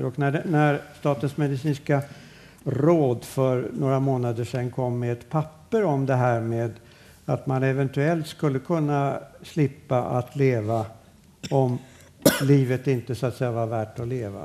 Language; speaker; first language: Swedish; native; Swedish